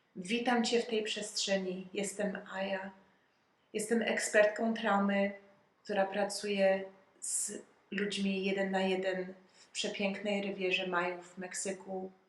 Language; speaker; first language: Polish; early bilingual, heritage; Polish